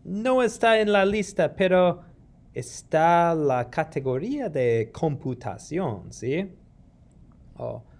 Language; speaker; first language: Spanish; non-native, fluent; English